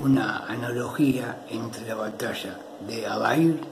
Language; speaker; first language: Spanish; native; Spanish